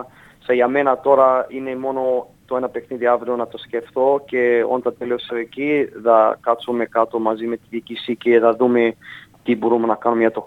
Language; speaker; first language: Greek; early bilingual, heritage; Greek